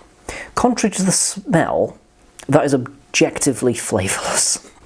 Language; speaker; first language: English; native; English